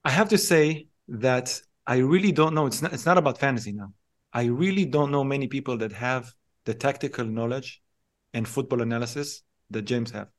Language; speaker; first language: English; non-native, fluent; Hebrew